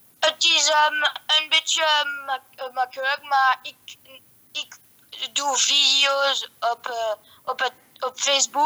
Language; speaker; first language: Dutch; early bilingual, heritage; Dutch